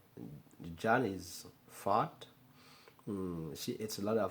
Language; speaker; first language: English; non-native, learner; Haitian Creole